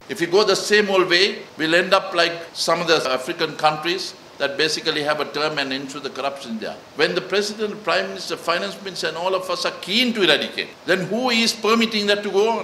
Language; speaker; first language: English; non-native, local second language; Sinhala